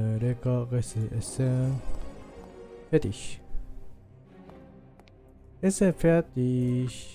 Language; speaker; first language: German; non-native, learner; Japanese